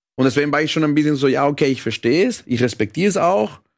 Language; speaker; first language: German; non-native, fluent; Spanish